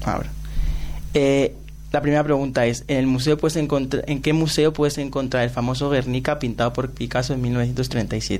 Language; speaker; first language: Spanish; native; Spanish